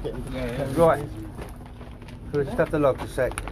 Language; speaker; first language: English; native; English